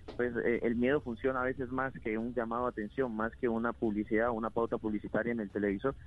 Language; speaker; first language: Spanish; native; Spanish